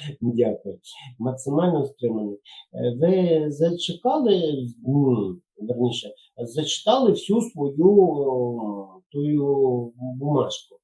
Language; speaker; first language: Ukrainian; non-native, local second language; Russian